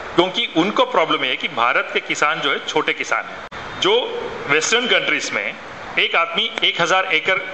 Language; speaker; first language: Hindi; non-native, local second language; Malayalam